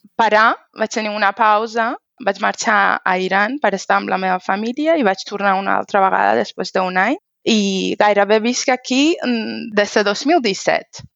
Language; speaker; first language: Catalan; non-native, fluent; Persian